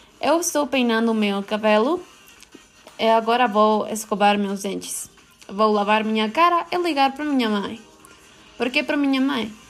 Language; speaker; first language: Portuguese; non-native, learner; Spanish